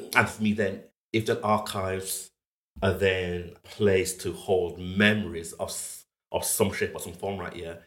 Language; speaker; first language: English; native; English